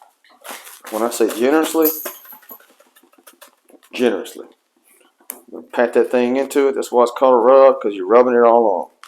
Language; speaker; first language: English; native; English